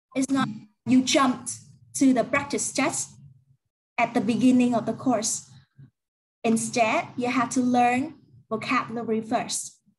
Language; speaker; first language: English; non-native, learner; Vietnamese